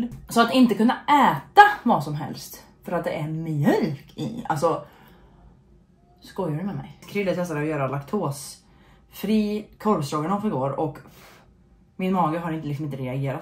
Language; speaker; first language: Swedish; native; Swedish